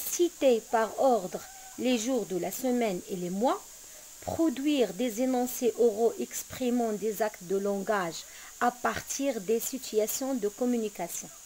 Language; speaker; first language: French; non-native, local second language; Arabic